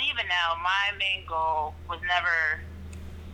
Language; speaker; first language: English; native; English